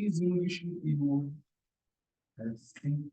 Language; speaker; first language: English; non-native, learner; Portuguese